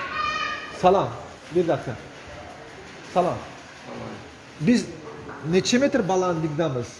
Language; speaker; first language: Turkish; non-native, learner; Tajik